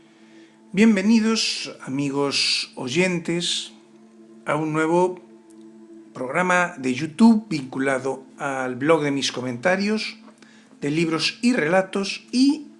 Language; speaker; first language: Spanish; native; Spanish